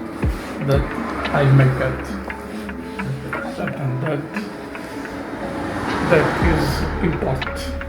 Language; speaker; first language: English; non-native, learner; Portuguese